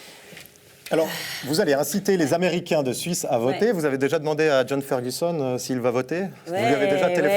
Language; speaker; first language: French; native; French